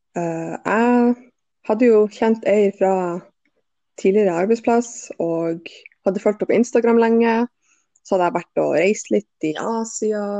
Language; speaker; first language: Norwegian; native; Norwegian